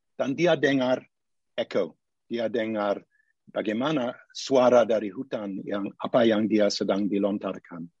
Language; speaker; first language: Indonesian; non-native, fluent; English